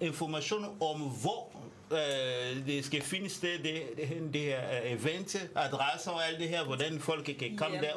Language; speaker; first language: Danish; non-native, fluent; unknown